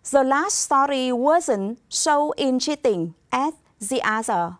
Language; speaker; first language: English; non-native, fluent; Vietnamese